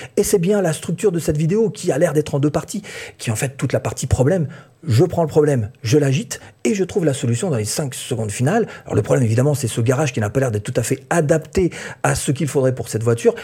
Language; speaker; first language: French; native; French